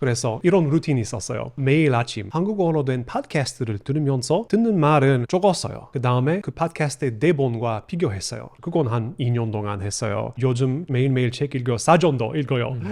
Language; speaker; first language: Korean; non-native, fluent; English